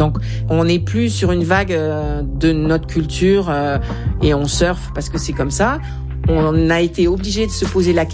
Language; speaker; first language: French; native; French